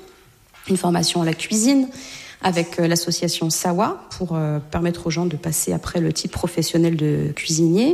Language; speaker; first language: French; native; French